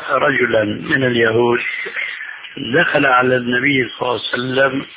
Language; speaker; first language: Arabic; early bilingual, other home language; Albanian